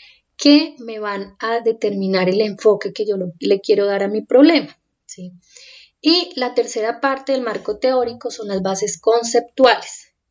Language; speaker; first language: Spanish; native; Spanish